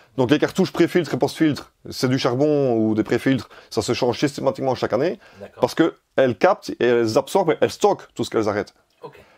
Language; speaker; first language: French; native; French